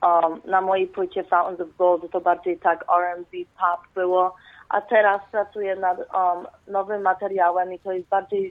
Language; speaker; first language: Polish; early bilingual, heritage; Polish